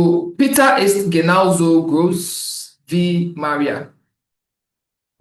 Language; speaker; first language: German; non-native, learner; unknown